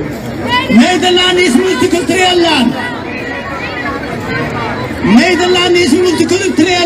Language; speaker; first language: Dutch; non-native, learner; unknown